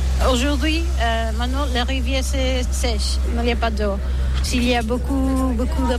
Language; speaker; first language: French; non-native, learner; Catalan